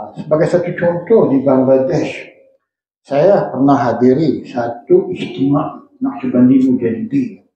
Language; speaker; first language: Malay; native; Malay